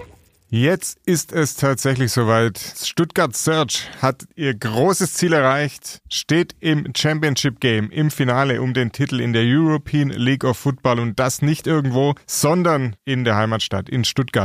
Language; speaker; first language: German; native; German